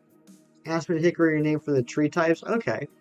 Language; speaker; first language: English; native; English